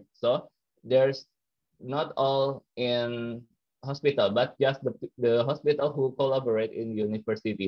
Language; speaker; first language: English; non-native, learner; Indonesian